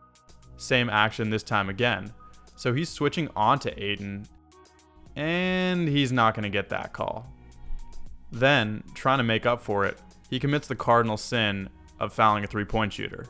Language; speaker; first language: English; native; English